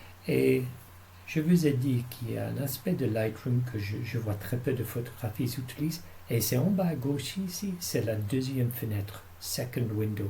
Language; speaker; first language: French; non-native, fluent; English